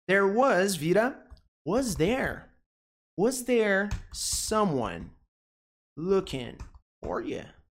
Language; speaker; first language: English; non-native, fluent; Portuguese